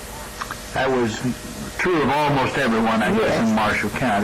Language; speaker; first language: English; native; English